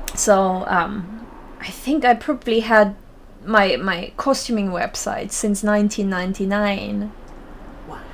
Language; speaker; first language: English; non-native, fluent; German